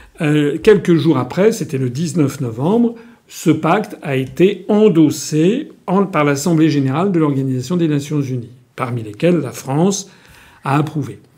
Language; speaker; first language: French; native; French